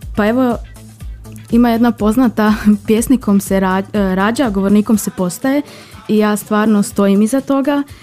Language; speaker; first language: Croatian; native; Croatian